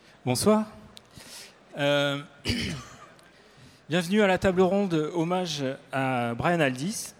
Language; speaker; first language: French; native; French